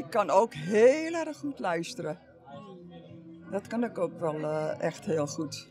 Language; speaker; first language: Dutch; native; Dutch